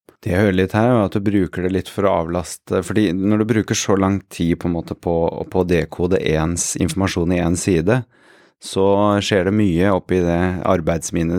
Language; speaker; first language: Norwegian; native; Norwegian